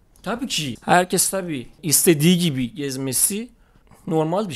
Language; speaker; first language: Turkish; non-native, fluent; Persian